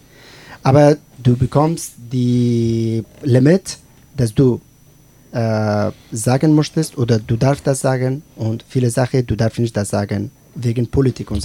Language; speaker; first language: German; non-native, learner; Persian